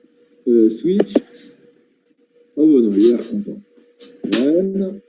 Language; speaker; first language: French; native; French